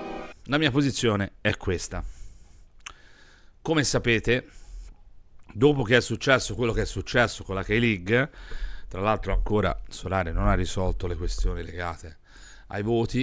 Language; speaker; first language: Italian; native; Italian